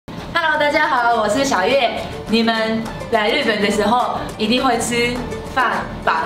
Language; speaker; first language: Chinese; non-native, fluent; Japanese